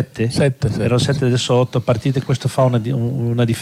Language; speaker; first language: Italian; non-native, fluent; Portuguese